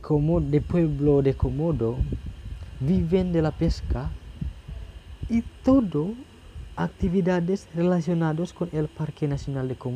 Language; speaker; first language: Spanish; non-native, learner; Indonesian